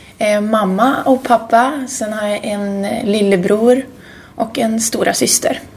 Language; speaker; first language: Swedish; native; Swedish